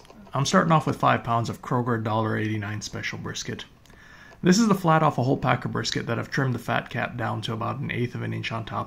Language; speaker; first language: English; native; English